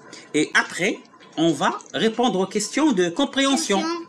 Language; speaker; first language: French; non-native, local second language; Arabic